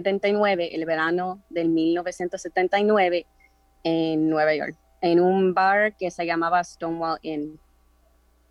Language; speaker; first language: Spanish; early bilingual, heritage; Spanish